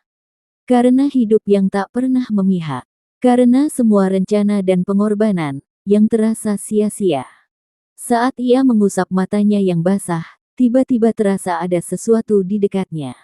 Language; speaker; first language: Indonesian; native; Indonesian